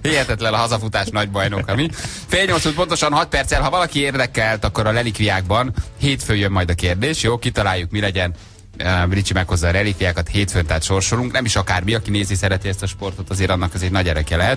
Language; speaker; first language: Hungarian; native; Hungarian